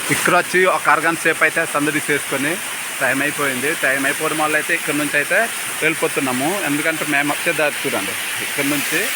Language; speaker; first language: Telugu; non-native, local second language; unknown